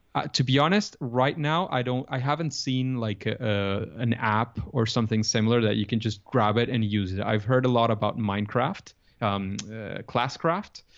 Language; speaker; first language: English; non-native, fluent; Spanish